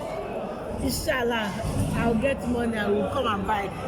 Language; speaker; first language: English; non-native, learner; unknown